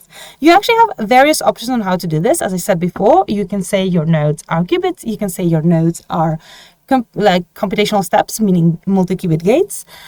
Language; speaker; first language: English; non-native, fluent; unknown